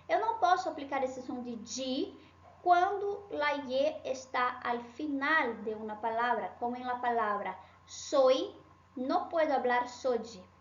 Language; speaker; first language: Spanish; non-native, fluent; Portuguese